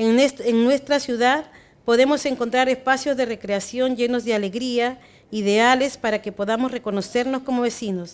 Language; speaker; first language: Spanish; native; Spanish